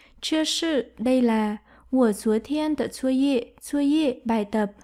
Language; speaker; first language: Chinese; non-native, fluent; Vietnamese